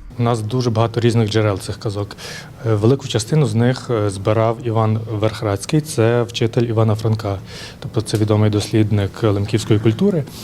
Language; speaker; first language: Ukrainian; native; Ukrainian